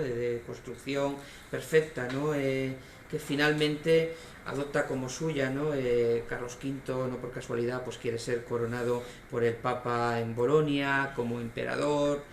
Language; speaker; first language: Spanish; native; Spanish